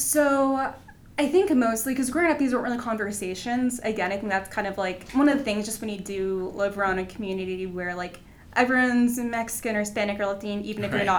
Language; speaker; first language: English; native; English